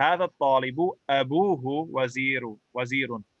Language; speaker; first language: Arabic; non-native, fluent; English